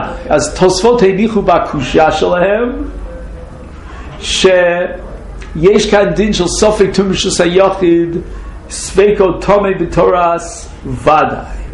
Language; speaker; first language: Hebrew; non-native, fluent; English